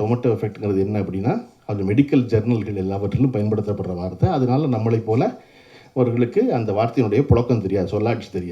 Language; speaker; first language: Tamil; native; Tamil